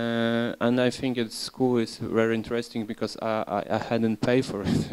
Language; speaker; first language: English; non-native, learner; Polish